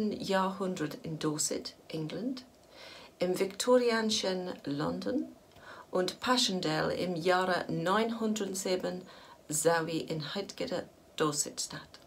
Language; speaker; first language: German; non-native, learner; English